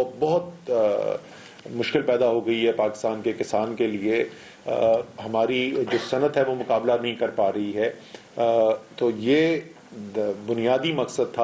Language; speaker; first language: Urdu; native; Urdu